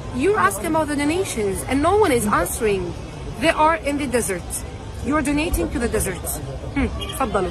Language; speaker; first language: English; non-native, fluent; Arabic